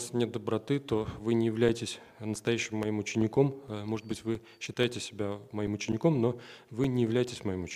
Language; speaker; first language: Russian; native; Russian